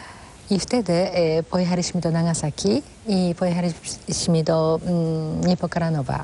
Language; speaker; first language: Polish; non-native, fluent; Japanese